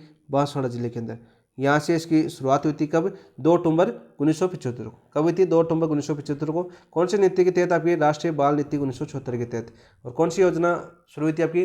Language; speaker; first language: Hindi; native; Hindi